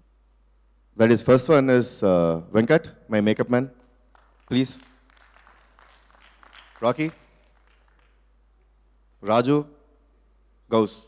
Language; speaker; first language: Telugu; native; Telugu